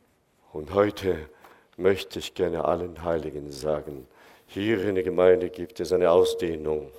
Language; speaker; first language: German; non-native, fluent; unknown